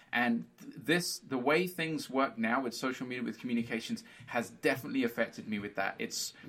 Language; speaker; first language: English; early bilingual, other home language; Portuguese